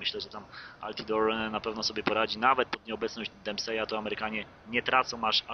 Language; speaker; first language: Polish; native; Polish